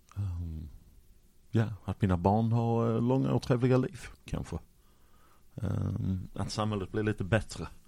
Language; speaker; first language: Swedish; non-native, fluent; English